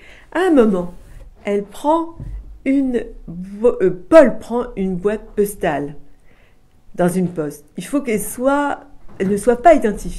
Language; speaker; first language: French; native; French